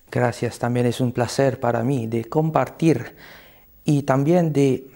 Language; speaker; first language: Spanish; non-native, fluent; Cebuano